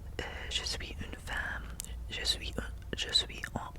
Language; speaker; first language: French; non-native, learner; English